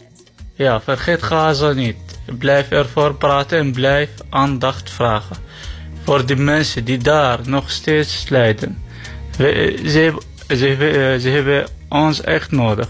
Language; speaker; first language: Dutch; non-native, learner; Arabic